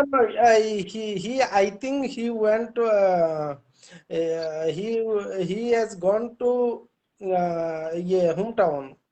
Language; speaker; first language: English; non-native, learner; Bangla